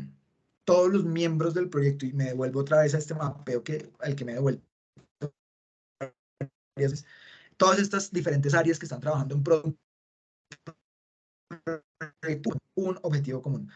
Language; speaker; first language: Spanish; native; Spanish